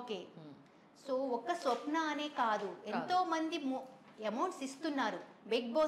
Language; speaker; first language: Telugu; native; Telugu